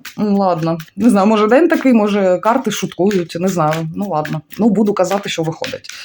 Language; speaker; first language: Ukrainian; non-native, local second language; Russian